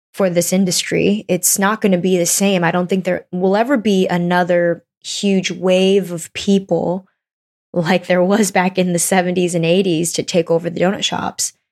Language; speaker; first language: English; native; English